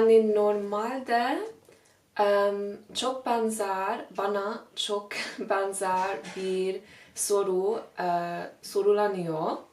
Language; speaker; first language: Turkish; non-native, learner; English